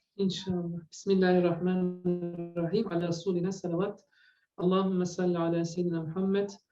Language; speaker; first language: Malay; non-native, fluent; Turkish